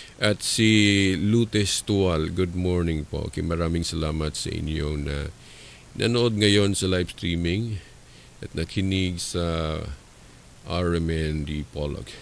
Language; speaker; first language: Filipino; non-native, local second language; Cebuano